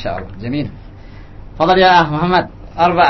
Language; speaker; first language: Arabic; non-native, fluent; Indonesian